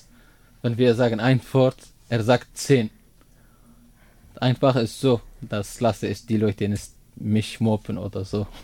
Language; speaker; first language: German; non-native, learner; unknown